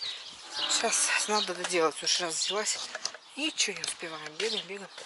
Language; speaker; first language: Russian; native; Russian